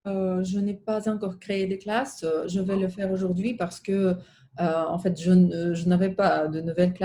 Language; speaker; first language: French; non-native, fluent; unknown